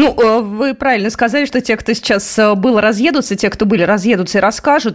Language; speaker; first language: Russian; native; Russian